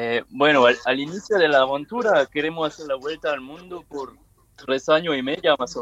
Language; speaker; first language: Spanish; non-native, learner; French